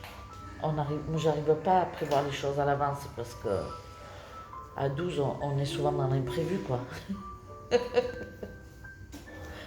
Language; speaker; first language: French; native; French